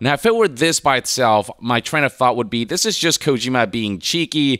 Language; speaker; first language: English; native; English